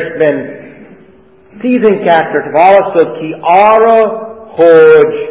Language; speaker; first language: Hungarian; non-native, fluent; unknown